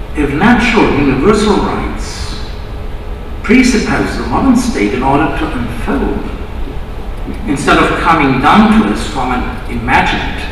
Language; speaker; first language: English; non-native, fluent; German